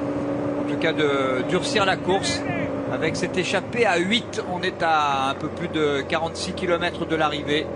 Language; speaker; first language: French; native; French